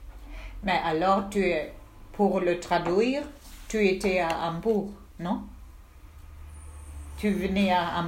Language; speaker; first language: French; non-native, fluent; German